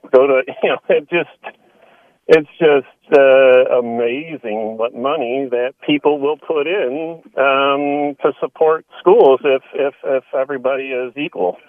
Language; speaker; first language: English; native; English